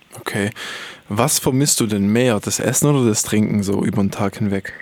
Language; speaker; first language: German; native; German